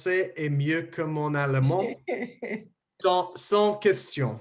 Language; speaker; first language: French; non-native, learner; English